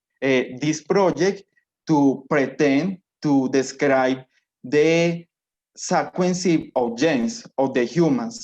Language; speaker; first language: English; non-native, learner; Spanish